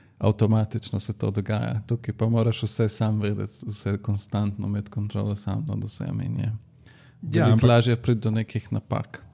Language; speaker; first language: Slovenian; native; Slovenian